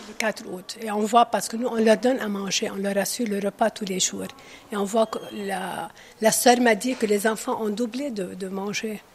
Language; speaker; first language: French; non-native, local second language; Arabic